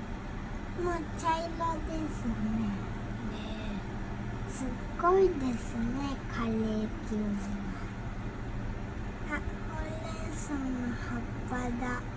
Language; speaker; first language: Japanese; early bilingual, other home language; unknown